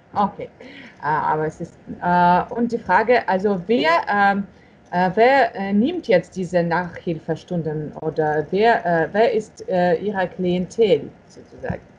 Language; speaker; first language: German; non-native, fluent; Russian